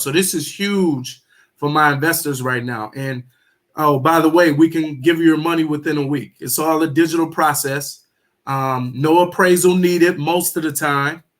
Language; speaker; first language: English; native; English